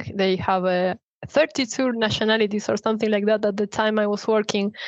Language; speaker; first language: English; non-native, fluent; Spanish